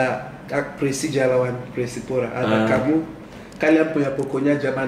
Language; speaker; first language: Indonesian; non-native, fluent; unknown